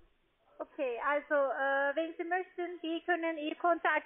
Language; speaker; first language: German; non-native, learner; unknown